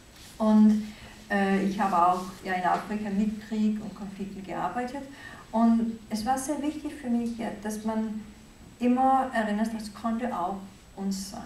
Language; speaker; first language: German; non-native, fluent; Danish